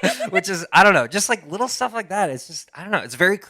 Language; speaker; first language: English; native; English